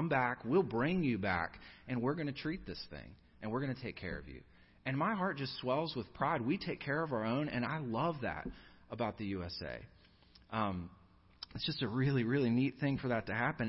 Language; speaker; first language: English; native; English